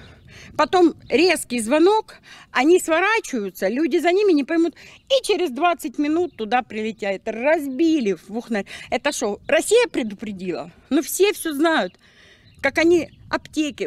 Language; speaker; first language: Russian; native; Russian